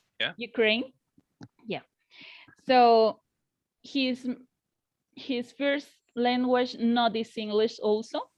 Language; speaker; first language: English; non-native, learner; Spanish